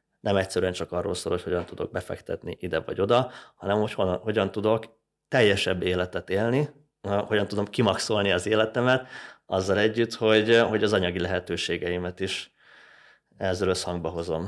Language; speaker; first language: Hungarian; native; Hungarian